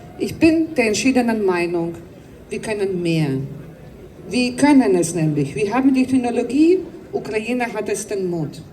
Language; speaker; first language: German; non-native, fluent; Ukrainian